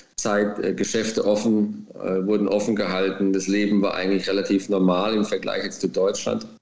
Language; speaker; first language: German; native; German